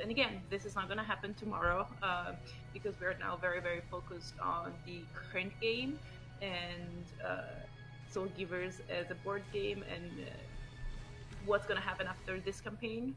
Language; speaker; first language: English; non-native, fluent; Italian